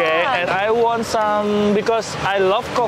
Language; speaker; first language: English; non-native, fluent; Indonesian